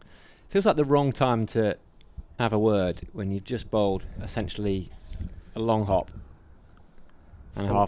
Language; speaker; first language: English; native; English